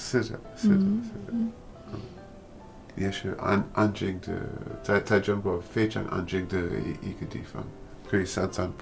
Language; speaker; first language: Chinese; non-native, learner; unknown